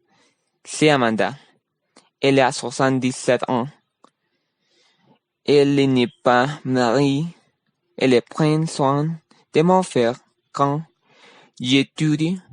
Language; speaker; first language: French; non-native, learner; Spanish